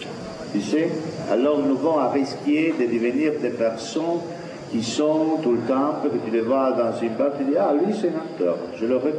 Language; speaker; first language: French; non-native, fluent; Italian